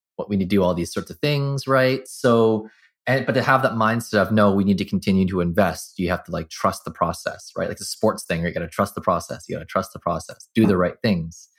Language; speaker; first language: English; native; English